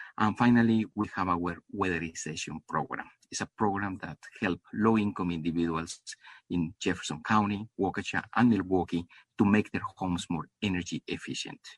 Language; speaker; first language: English; non-native, fluent; Spanish